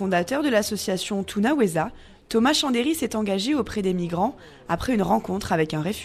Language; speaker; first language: French; native; French